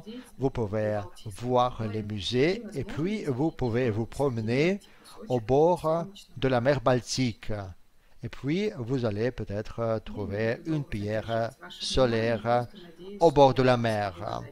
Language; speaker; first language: French; non-native, fluent; Russian